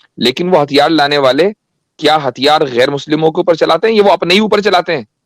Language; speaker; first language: Hindi; native; Hindi